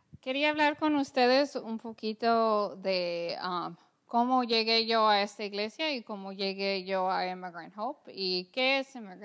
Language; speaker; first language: Spanish; early bilingual, heritage; English